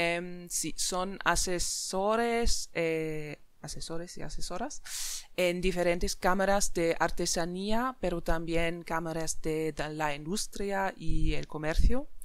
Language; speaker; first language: Spanish; non-native, fluent; German